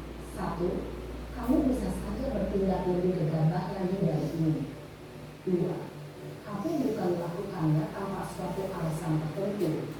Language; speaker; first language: Indonesian; native; Indonesian